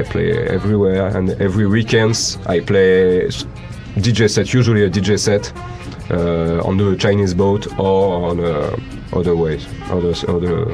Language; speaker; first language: English; non-native, learner; French